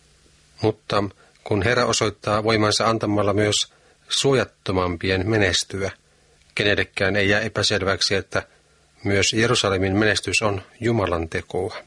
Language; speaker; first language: Finnish; native; Finnish